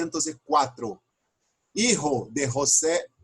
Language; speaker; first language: Spanish; non-native, fluent; Portuguese